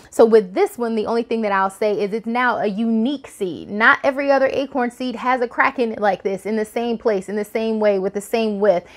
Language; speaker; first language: English; native; English